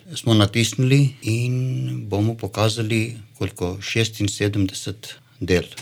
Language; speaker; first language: Slovenian; non-native, fluent; Armenian